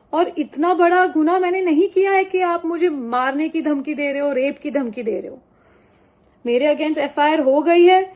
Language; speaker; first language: Hindi; non-native, local second language; Gujarati